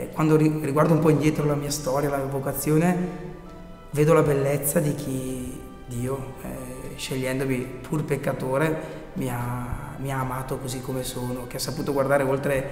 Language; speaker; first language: Italian; native; Italian